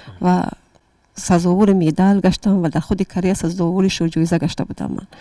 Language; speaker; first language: Tajik; native; Tajik